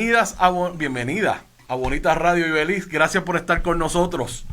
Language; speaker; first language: Spanish; native; Spanish